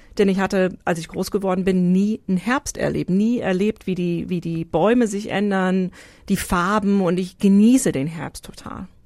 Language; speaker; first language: German; non-native, fluent; English